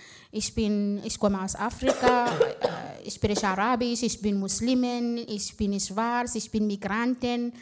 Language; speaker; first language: German; non-native, fluent; Arabic